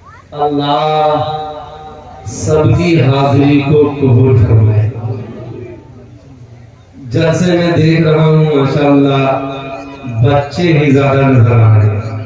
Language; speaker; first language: Urdu; native; Urdu